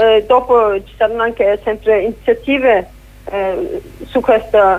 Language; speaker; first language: Italian; non-native, fluent; Kurdish